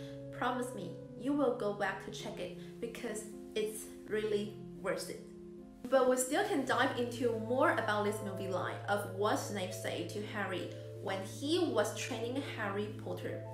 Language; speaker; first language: English; non-native, fluent; Chinese